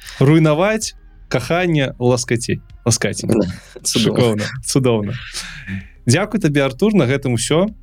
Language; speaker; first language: Belarusian; non-native, local second language; Russian